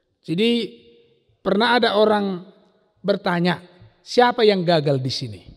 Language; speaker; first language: Indonesian; non-native, local second language; Batak Toba